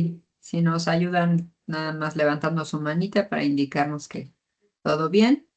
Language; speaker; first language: Spanish; native; Spanish